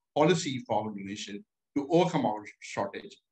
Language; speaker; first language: English; non-native, local second language; Hindi